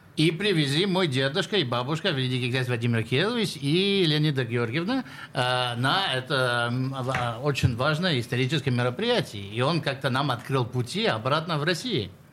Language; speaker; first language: Russian; early bilingual, heritage; Russian